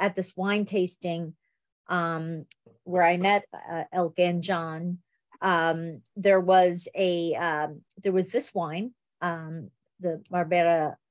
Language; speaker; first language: English; native; English